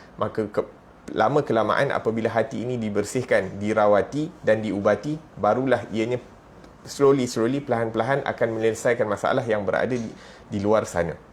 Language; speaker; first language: Malay; native; Malay